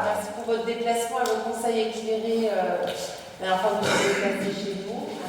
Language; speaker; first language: French; native; French